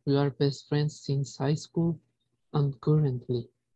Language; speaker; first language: English; non-native, fluent; Spanish